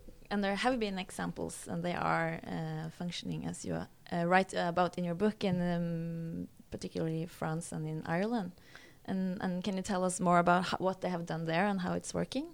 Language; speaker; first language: English; non-native, fluent; Norwegian